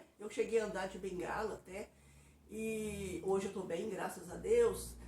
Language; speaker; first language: Portuguese; native; Portuguese